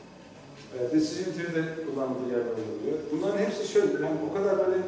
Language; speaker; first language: Turkish; native; Turkish